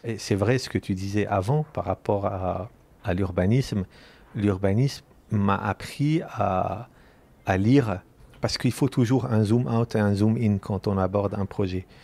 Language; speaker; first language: French; non-native, local second language; Arabic